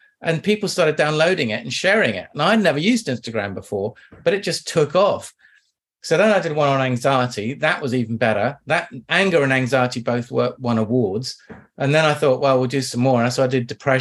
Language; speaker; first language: English; native; English